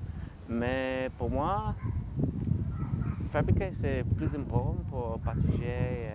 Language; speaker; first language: French; non-native, learner; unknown